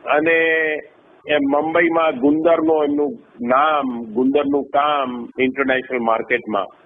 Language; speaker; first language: Gujarati; non-native, local second language; Kachhi